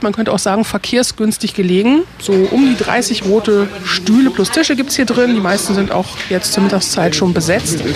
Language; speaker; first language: German; native; German